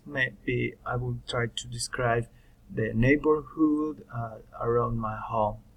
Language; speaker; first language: English; non-native, learner; Spanish